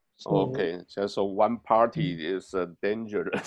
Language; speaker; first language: English; non-native, learner; Chinese